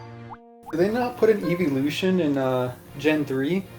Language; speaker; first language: English; native; English